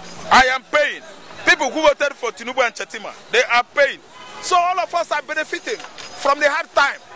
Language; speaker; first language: English; non-native, local second language; Igbo